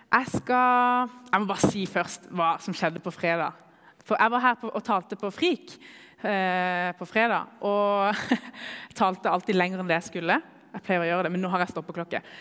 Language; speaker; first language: Norwegian; early bilingual, other home language; Kurdish